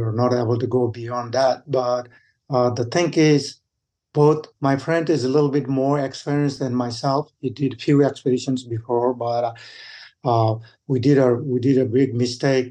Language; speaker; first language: English; non-native, fluent; Sherpa